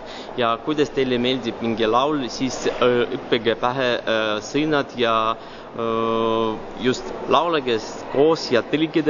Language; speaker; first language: Estonian; non-native, local second language; Russian